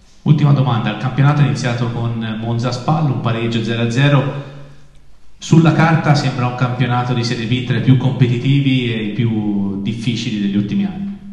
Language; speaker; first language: Italian; native; Italian